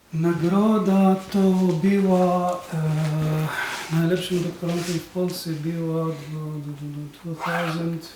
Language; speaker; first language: Polish; non-native, learner; Arabic